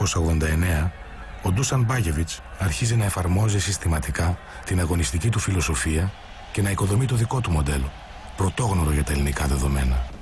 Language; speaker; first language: Greek; native; Greek